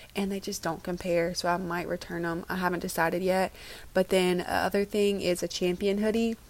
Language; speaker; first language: English; native; English